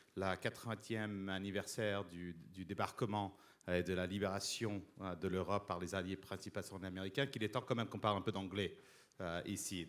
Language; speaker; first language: French; non-native, fluent; English